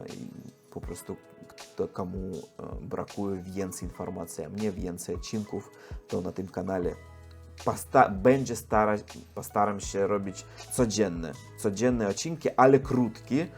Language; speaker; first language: Polish; non-native, learner; Russian